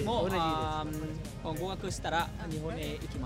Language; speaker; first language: Japanese; non-native, learner; Vietnamese